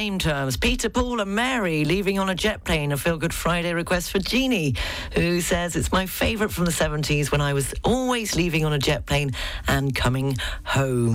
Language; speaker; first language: English; native; English